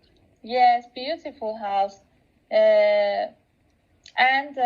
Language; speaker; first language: English; non-native, local second language; Persian